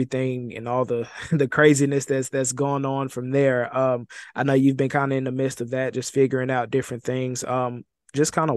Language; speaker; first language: English; native; English